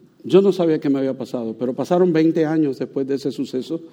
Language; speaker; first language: Spanish; native; Spanish